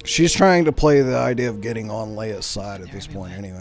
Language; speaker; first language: English; native; English